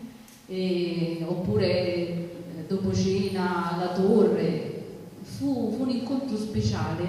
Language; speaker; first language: Italian; non-native, fluent; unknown